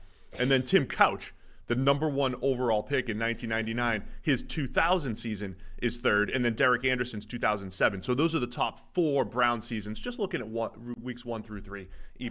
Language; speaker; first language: English; native; English